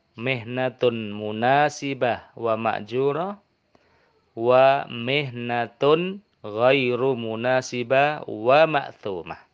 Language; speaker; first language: Arabic; non-native, fluent; Indonesian